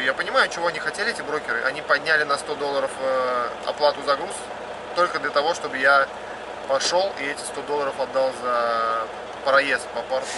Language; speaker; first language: Russian; native; Russian